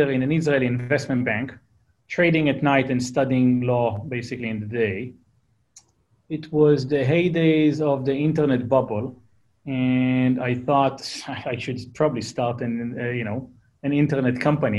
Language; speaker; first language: English; non-native, fluent; Hebrew